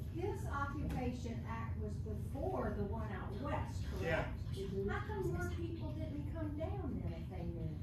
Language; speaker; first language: English; native; English